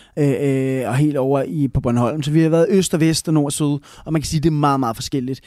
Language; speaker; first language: Danish; early bilingual, other home language; Spanish